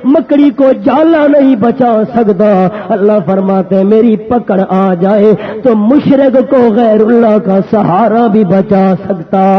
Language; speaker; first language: Urdu; non-native, local second language; Pashto